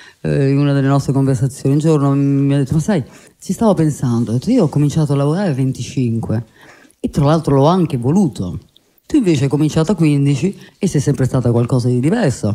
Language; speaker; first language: Italian; native; Italian